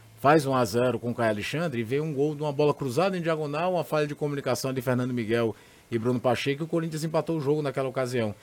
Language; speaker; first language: Portuguese; native; Portuguese